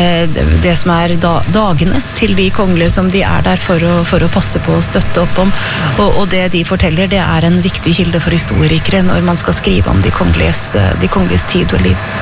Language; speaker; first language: Norwegian; native; Norwegian